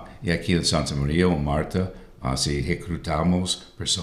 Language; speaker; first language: Portuguese; non-native, fluent; English